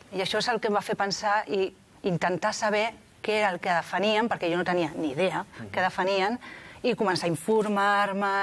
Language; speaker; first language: Catalan; non-native, local second language; Spanish